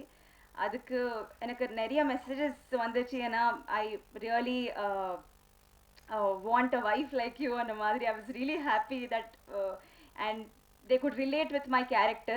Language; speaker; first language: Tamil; non-native, learner; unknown